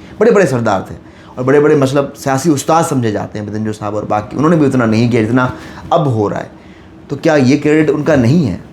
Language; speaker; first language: Urdu; non-native, local second language; Baluchi